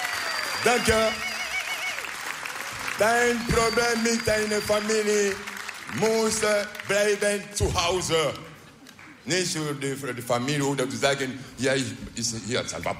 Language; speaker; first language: Dutch; non-native, learner; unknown